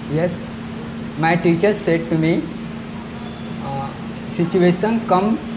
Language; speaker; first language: English; non-native, learner; Hindi